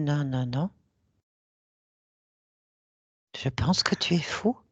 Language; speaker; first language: French; native; French